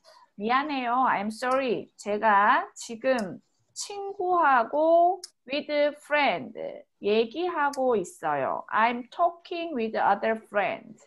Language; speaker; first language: Korean; native; Korean